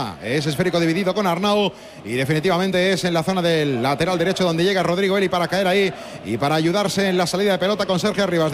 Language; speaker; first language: Spanish; native; Spanish